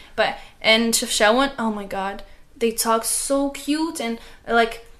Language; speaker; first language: English; non-native, learner; Arabic